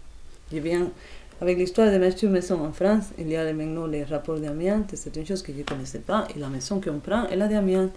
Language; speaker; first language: French; non-native, fluent; Spanish